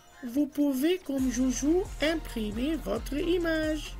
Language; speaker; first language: French; non-native, fluent; Arabic